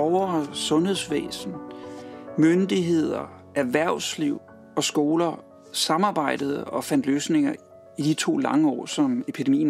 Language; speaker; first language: Danish; native; Danish